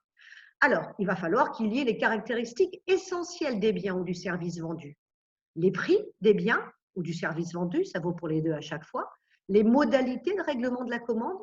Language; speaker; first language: French; native; French